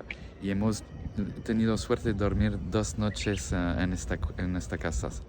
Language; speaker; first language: Spanish; non-native, fluent; French